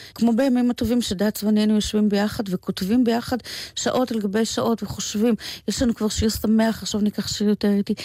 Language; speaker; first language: Hebrew; native; Hebrew